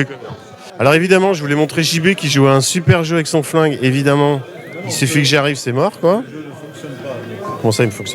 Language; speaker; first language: French; native; French